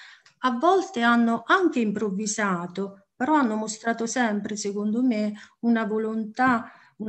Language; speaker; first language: Italian; native; Italian